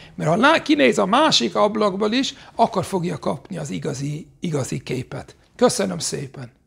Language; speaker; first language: Hungarian; non-native, fluent; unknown